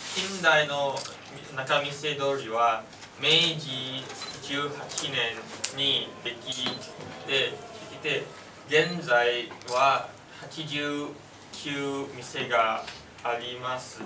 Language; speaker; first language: Japanese; non-native, learner; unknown